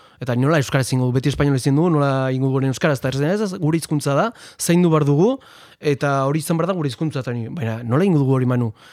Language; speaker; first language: Basque; non-native, local second language; Spanish